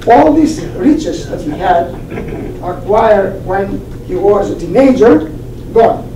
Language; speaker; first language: English; non-native, fluent; Greek